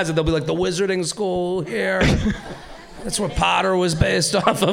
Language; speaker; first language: English; native; English